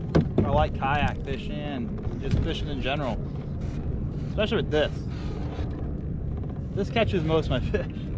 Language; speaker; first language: English; native; English